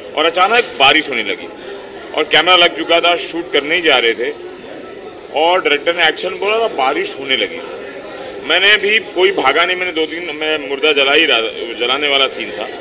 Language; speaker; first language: Hindi; native; Hindi